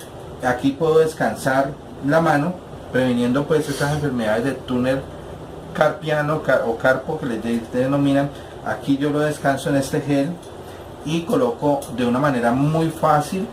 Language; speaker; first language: Spanish; native; Spanish